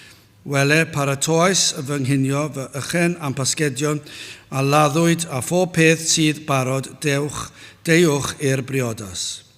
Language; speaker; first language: Welsh; native; Welsh